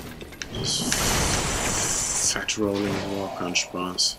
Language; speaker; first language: German; native; German